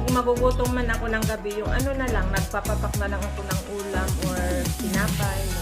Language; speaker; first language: Filipino; non-native, local second language; Iloko